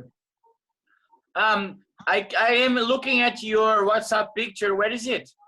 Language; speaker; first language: English; non-native, fluent; Portuguese